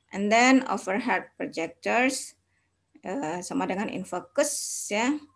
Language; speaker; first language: English; non-native, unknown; Indonesian